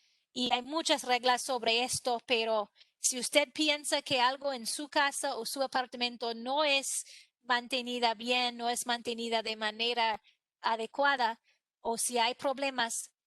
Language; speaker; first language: Spanish; non-native, fluent; English